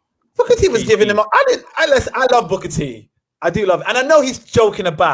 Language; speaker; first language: English; native; English